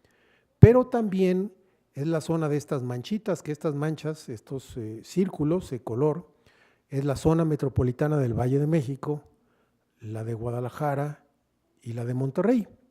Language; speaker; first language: Spanish; native; Spanish